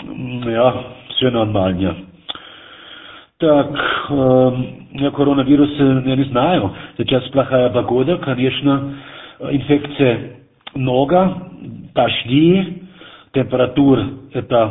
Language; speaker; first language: Russian; non-native, learner; German